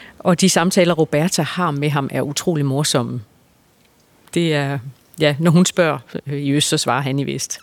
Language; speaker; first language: Danish; native; Danish